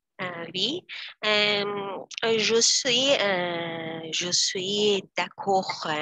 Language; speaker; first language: French; non-native, learner; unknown